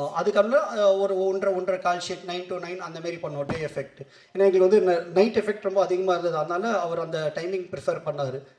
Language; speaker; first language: Tamil; non-native, local second language; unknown